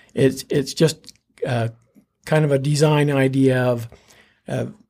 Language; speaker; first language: English; native; English